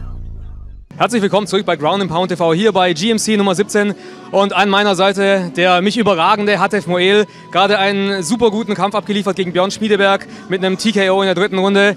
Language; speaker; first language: German; native; German